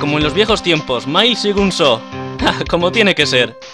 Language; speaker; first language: Spanish; native; Spanish